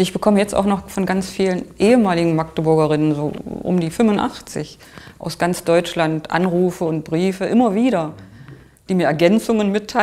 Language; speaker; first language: German; native; German